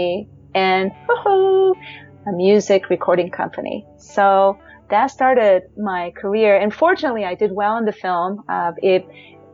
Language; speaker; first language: English; native; English